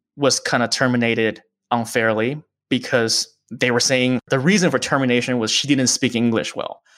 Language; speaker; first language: English; early bilingual, other home language; Chinese